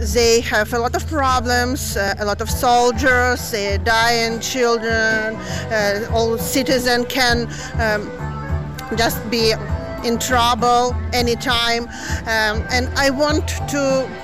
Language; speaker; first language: English; non-native, learner; Ukrainian